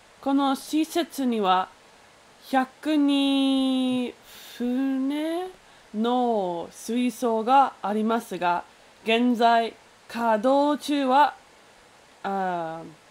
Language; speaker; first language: Japanese; non-native, learner; English